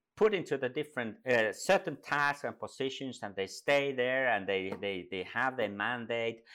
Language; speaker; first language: English; non-native, fluent; Finnish